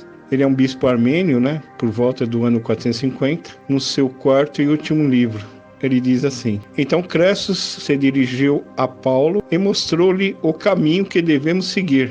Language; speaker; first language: Portuguese; native; Portuguese